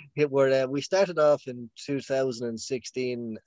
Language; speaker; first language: English; native; English